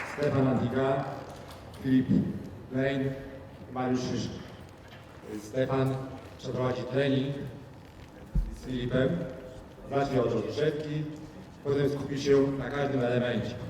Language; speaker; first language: Polish; non-native, learner; French